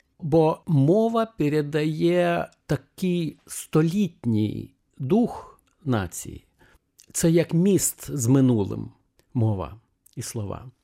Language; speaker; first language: Ukrainian; non-native, fluent; Lithuanian